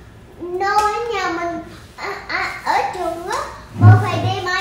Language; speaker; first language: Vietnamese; early bilingual, heritage; Vietnamese